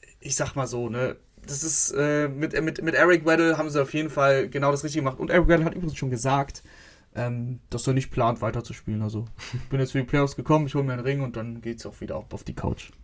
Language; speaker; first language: German; native; German